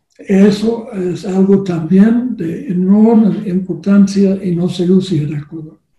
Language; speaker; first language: Spanish; non-native, learner; English